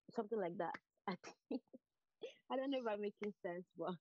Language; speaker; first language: English; non-native, local second language; Igbo